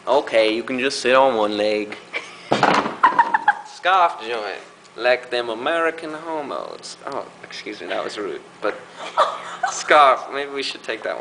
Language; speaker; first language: English; native; English